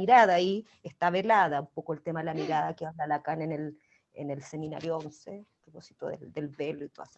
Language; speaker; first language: Spanish; native; Spanish